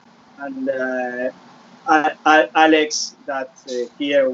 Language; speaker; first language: English; non-native, fluent; Spanish